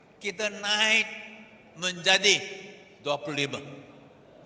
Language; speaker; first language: Malay; non-native, local second language; Chinese